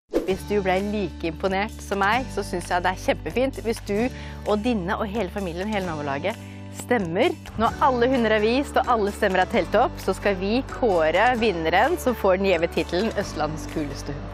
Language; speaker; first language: Norwegian; native; Norwegian